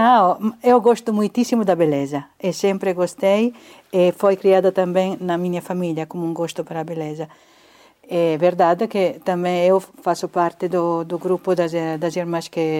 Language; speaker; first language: Portuguese; non-native, fluent; Italian